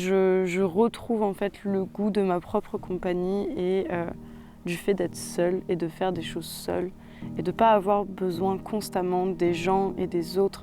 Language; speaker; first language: French; native; French